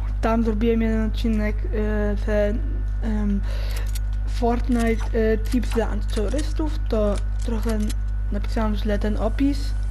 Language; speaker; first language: Polish; early bilingual, heritage; German